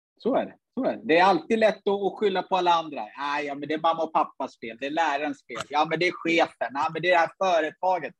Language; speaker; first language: Swedish; early bilingual, other home language; Ganda